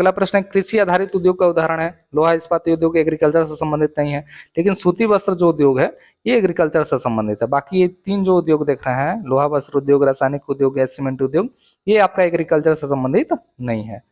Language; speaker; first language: Hindi; native; Hindi